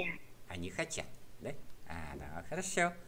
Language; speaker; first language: Russian; non-native, fluent; Vietnamese